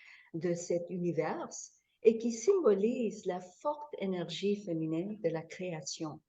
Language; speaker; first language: French; non-native, fluent; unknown